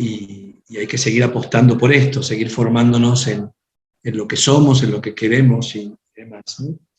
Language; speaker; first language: Spanish; native; Spanish